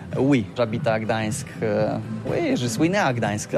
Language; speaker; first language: French; non-native, learner; Polish